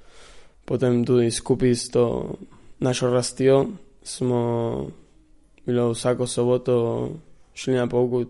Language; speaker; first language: Slovenian; early bilingual, heritage; Slovenian